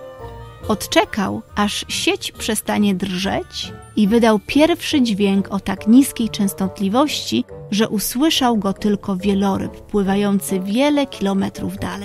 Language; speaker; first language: Polish; native; Polish